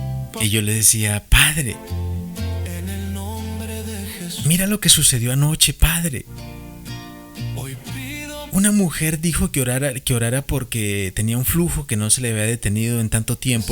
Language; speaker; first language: Spanish; native; Spanish